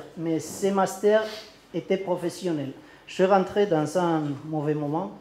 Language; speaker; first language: French; non-native, learner; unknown